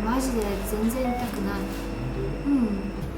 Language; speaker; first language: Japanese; non-native, learner; English